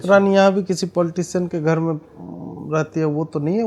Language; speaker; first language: Hindi; native; Hindi